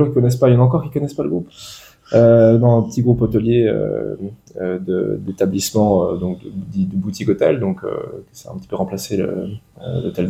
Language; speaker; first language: French; native; French